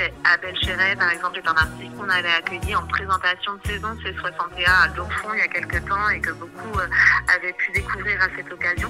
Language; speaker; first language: French; native; French